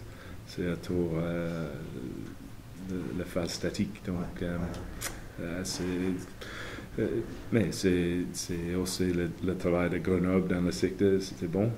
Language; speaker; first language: French; non-native, fluent; English